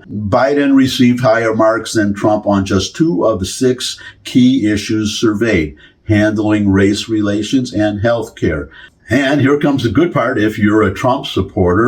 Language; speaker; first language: English; native; English